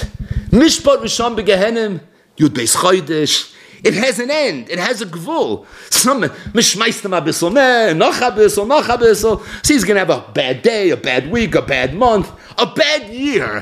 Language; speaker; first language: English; native; English